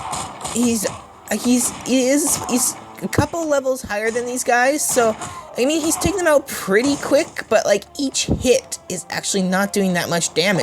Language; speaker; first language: English; native; English